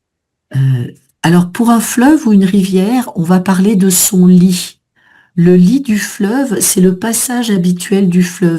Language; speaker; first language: French; native; French